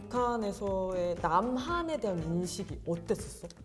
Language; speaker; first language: Korean; native; Korean